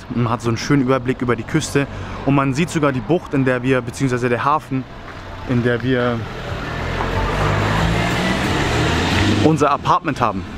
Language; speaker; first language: German; native; German